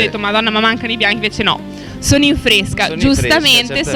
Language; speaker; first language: Italian; native; Italian